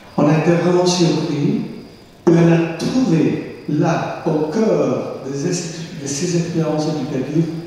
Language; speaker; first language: French; non-native, fluent; Spanish